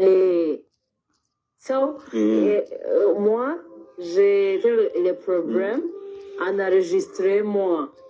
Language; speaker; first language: French; non-native, learner; Kinyarwanda